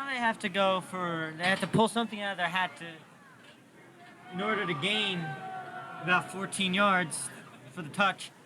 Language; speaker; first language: English; native; English